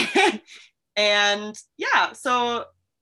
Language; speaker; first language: English; native; English